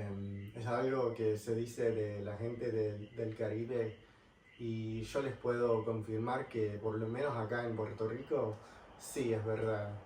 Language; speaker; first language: Spanish; non-native, fluent; English